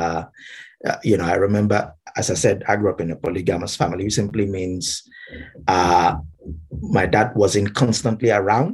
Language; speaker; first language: English; non-native, local second language; Yoruba